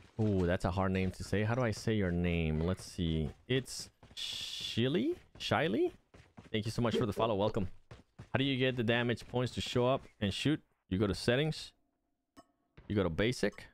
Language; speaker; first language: English; early bilingual, other home language; Spanish